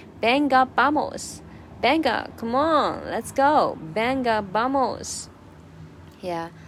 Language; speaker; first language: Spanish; non-native, learner; Chinese